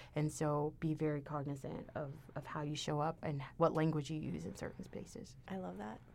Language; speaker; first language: English; native; English